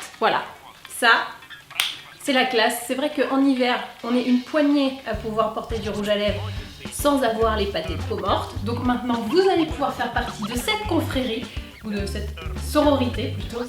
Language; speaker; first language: French; native; French